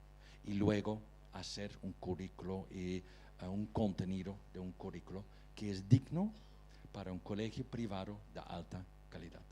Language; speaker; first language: Spanish; non-native, fluent; Dutch